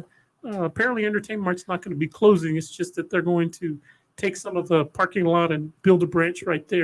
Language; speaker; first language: English; native; English